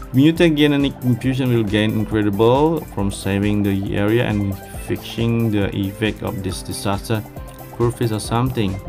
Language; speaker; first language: English; non-native, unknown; Indonesian